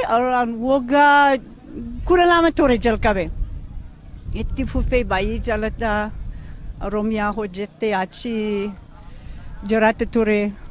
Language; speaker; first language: Oromo; non-native, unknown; English